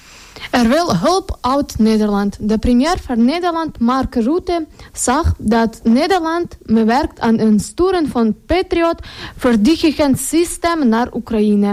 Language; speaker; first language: Dutch; non-native, learner; Ukrainian